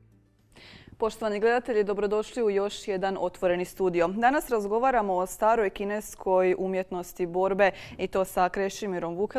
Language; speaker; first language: Croatian; native; Croatian